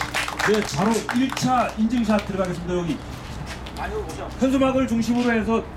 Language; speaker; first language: Korean; native; Korean